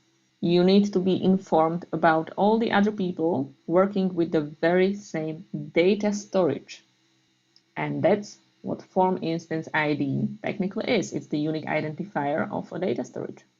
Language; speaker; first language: English; non-native, fluent; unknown